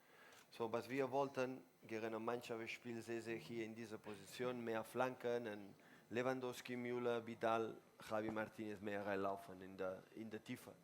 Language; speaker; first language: German; non-native, learner; Spanish